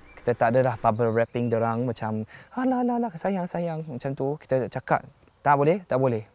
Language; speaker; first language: Malay; non-native, fluent; German